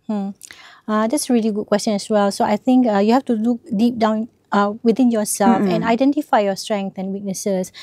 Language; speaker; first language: English; non-native, local second language; Malay